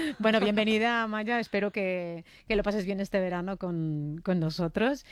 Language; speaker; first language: Spanish; native; Spanish